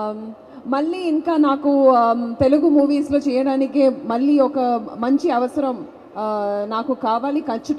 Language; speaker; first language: Telugu; non-native, fluent; Malayalam